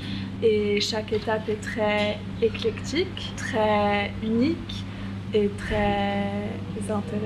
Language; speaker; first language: French; non-native, fluent; English